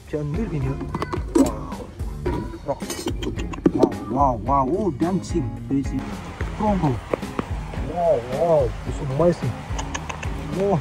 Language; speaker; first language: English; non-native, learner; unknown